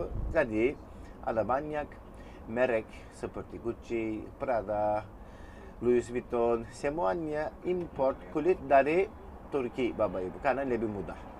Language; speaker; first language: Indonesian; non-native, fluent; Turkish